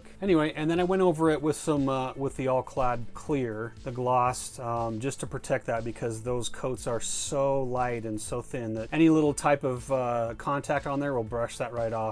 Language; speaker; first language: English; native; English